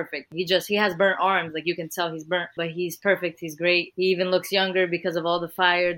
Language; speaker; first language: English; early bilingual, other home language; Portuguese